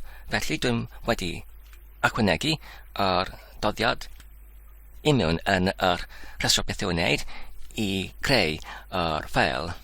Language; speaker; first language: Welsh; non-native, learner; Polish